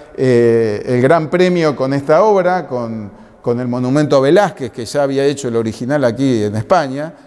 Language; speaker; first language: Spanish; native; Spanish